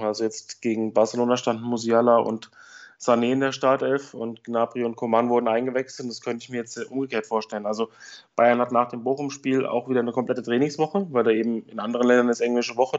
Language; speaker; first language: German; native; German